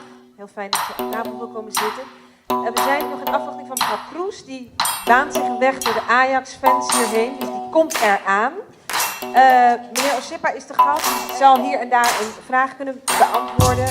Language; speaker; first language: Dutch; native; Dutch